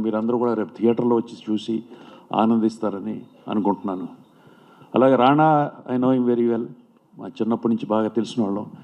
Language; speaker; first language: Telugu; native; Telugu